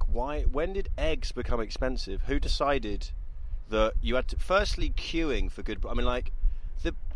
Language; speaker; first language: English; native; English